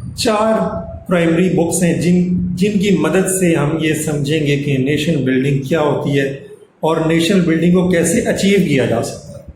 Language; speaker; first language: Urdu; non-native, local second language; Punjabi